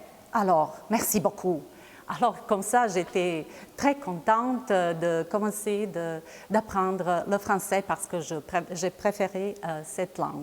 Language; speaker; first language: French; non-native, fluent; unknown